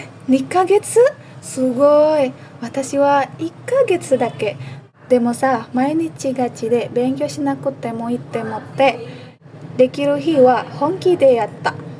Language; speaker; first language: Japanese; non-native, learner; Indonesian